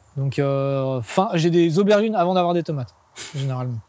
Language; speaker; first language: French; native; French